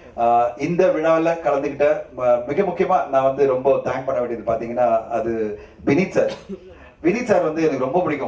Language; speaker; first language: Tamil; native; Tamil